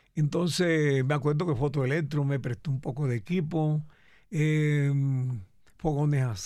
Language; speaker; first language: Spanish; native; Spanish